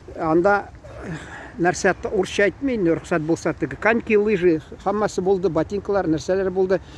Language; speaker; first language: Tatar; early bilingual, heritage; Tatar